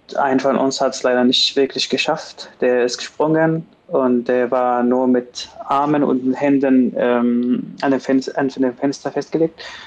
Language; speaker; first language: German; non-native, fluent; Arabic